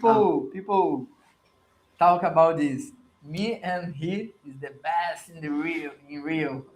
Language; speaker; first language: English; non-native, learner; Portuguese